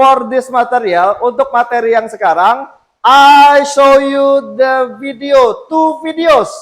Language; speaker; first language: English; non-native, fluent; Indonesian